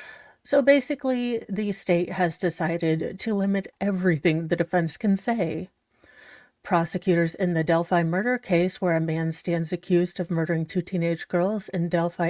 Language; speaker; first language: English; native; English